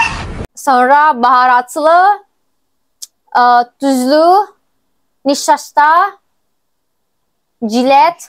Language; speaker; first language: Turkish; non-native, learner; Indonesian